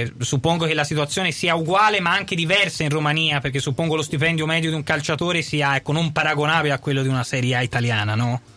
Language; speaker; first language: Italian; native; Italian